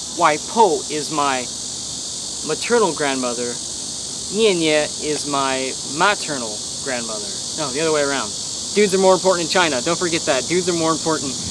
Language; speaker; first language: English; native; English